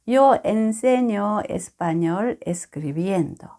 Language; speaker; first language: Spanish; non-native, fluent; Korean